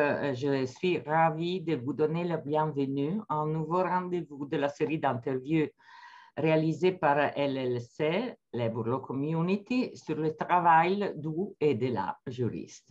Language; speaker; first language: French; non-native, fluent; Italian